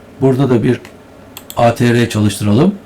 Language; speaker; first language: Turkish; native; Turkish